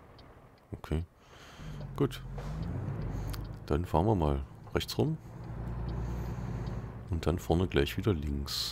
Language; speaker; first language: German; native; German